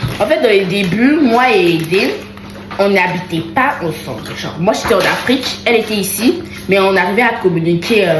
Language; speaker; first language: French; native; French